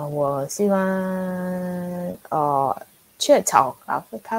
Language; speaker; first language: Chinese; non-native, learner; Indonesian